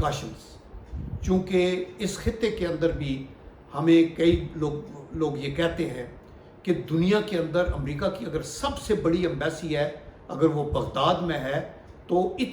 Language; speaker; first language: Urdu; native; Urdu